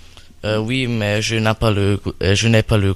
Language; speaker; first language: French; non-native, learner; German